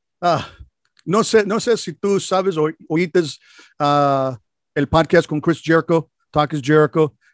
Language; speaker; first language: Spanish; non-native, learner; English